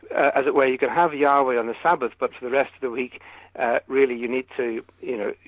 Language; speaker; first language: English; native; English